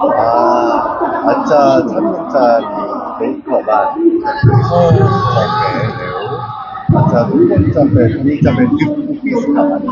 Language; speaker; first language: Thai; non-native, fluent; Korean